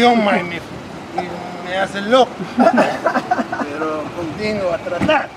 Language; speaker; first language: Spanish; non-native, learner; English